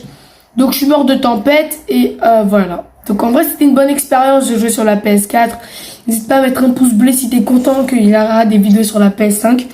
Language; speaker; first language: French; native; French